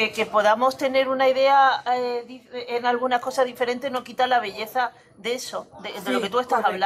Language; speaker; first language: Spanish; native; Spanish